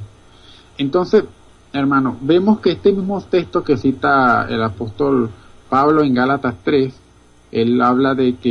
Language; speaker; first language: Spanish; native; Spanish